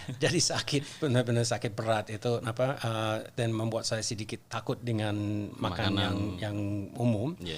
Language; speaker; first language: Indonesian; non-native, fluent; English